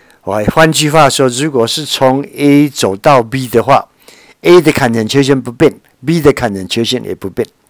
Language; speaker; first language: Chinese; native; Chinese